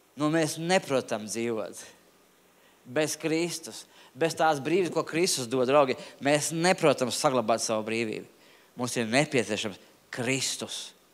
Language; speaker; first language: Latvian; non-native, local second language; Russian